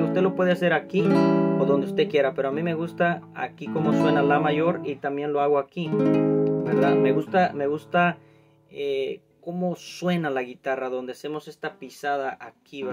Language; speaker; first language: Spanish; native; Spanish